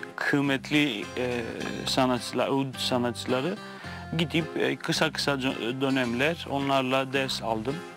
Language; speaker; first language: Turkish; non-native, fluent; Greek